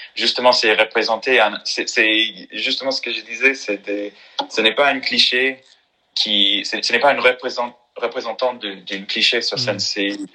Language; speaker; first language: French; non-native, fluent; English